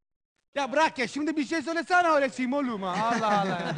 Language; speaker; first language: Turkish; non-native, learner; Italian